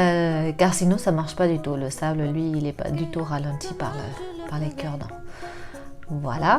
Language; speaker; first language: French; non-native, fluent; Spanish